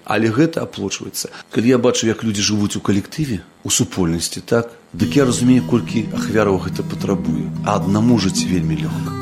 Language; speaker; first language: Belarusian; native; Belarusian